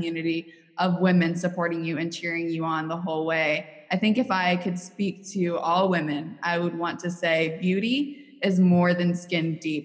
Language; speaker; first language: English; native; English